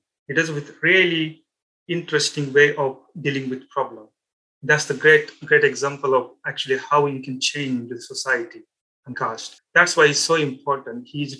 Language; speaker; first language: English; non-native, local second language; Marathi